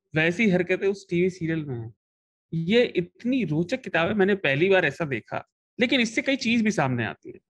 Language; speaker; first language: Hindi; native; Hindi